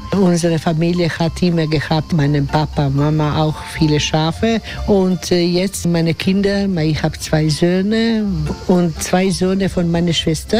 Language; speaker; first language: German; non-native, learner; Croatian